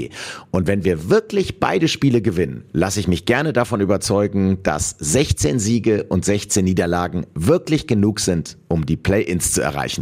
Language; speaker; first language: German; native; German